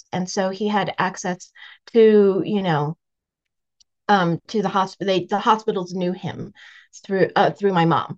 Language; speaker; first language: English; native; English